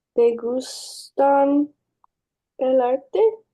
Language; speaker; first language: Spanish; non-native, learner; English